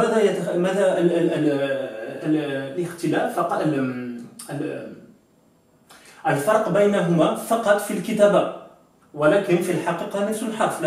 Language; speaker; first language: Arabic; non-native, fluent; French